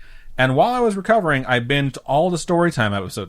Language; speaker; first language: English; native; English